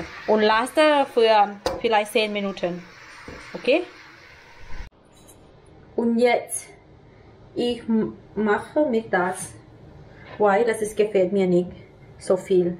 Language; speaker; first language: German; non-native, learner; Thai